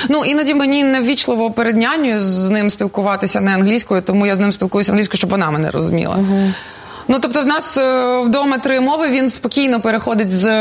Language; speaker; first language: Ukrainian; non-native, local second language; Russian